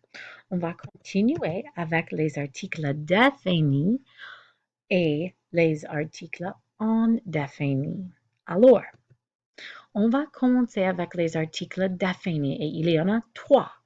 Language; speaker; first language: French; non-native, fluent; English